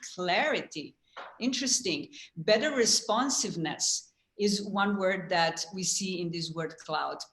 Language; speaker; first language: English; non-native, fluent; Slovenian